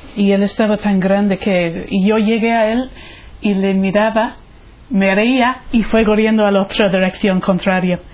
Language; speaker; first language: Spanish; non-native, fluent; English